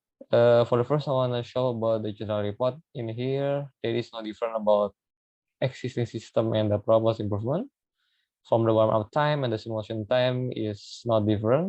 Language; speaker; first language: English; non-native, learner; Indonesian